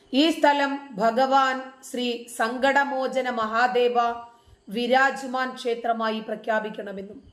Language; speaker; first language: Malayalam; native; Malayalam